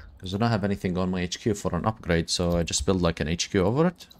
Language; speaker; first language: English; non-native, fluent; Arabic